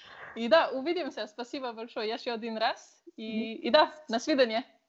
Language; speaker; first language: Russian; non-native, learner; Slovenian